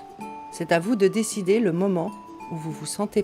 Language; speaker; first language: French; native; French